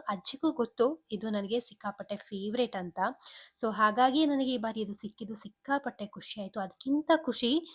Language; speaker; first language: Kannada; non-native, local second language; Kodava